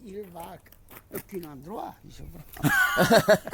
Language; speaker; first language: French; non-native, fluent; Spanish